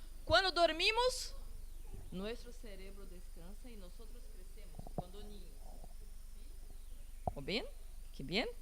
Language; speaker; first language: Portuguese; non-native, learner; Spanish